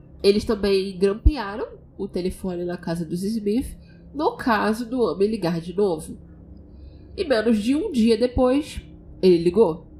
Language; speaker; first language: Portuguese; native; Portuguese